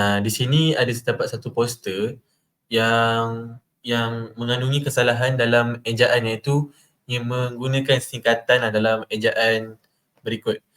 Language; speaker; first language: Malay; native; Malay